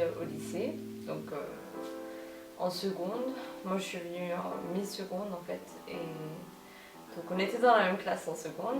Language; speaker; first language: French; native; French